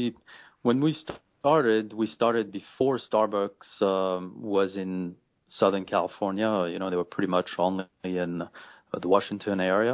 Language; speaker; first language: English; non-native, fluent; French